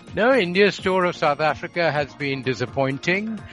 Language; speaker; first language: English; non-native, local second language; Bangla